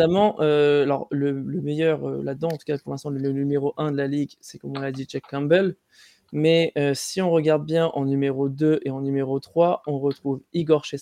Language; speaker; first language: French; native; French